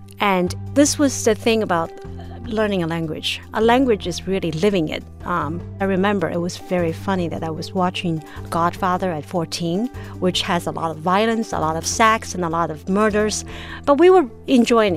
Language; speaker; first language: English; non-native, fluent; Chinese